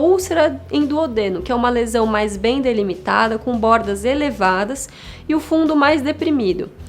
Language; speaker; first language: Portuguese; native; Portuguese